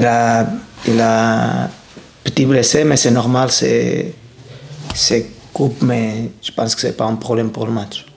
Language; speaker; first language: French; non-native, learner; Portuguese